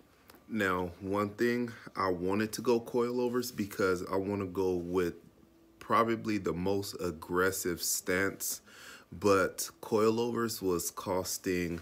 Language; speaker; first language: English; native; English